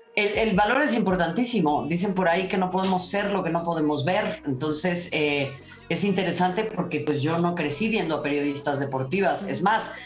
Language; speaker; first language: Spanish; native; Spanish